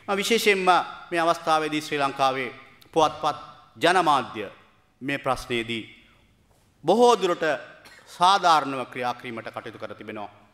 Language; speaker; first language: Sinhala; non-native, local second language; Tamil